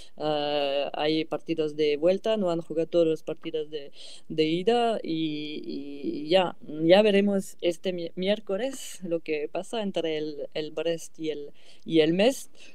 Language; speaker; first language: Spanish; non-native, fluent; French